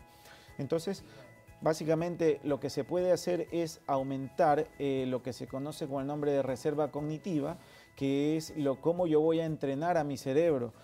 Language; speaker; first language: Spanish; native; Spanish